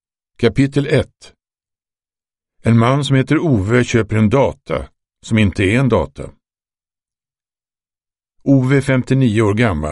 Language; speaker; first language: Swedish; native; Swedish